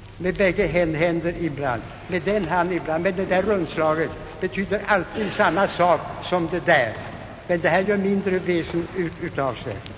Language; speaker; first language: Swedish; native; Swedish